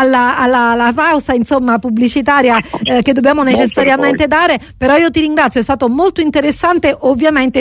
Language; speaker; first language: Italian; native; Italian